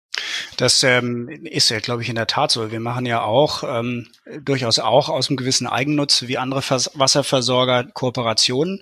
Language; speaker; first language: German; native; German